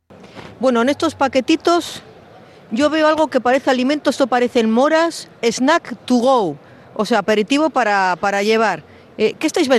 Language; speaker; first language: Spanish; native; Spanish